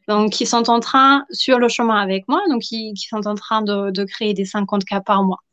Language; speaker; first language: French; non-native, fluent; German